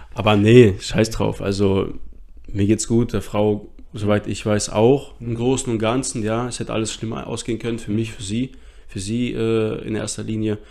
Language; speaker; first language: German; early bilingual, other home language; Russian